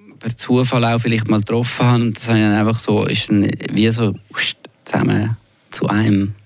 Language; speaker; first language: German; non-native, local second language; Italian